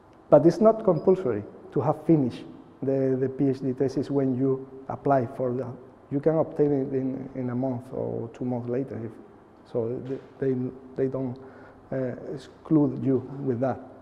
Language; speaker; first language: English; non-native, fluent; Spanish